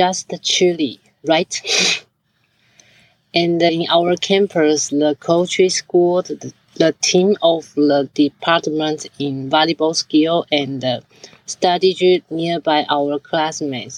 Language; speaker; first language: English; non-native, learner; Chinese